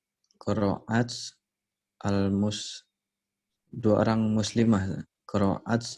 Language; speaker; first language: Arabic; non-native, learner; Indonesian